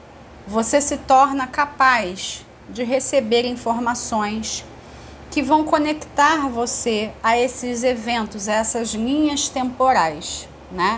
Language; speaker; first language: Portuguese; native; Portuguese